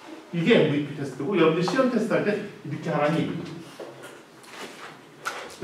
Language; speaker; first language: Korean; native; Korean